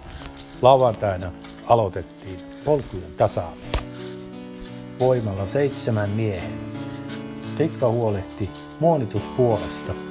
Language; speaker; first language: Finnish; native; Finnish